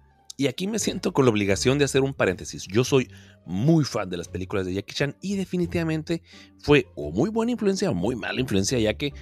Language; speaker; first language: Spanish; native; Spanish